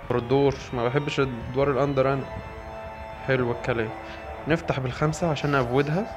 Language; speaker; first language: Arabic; native; Arabic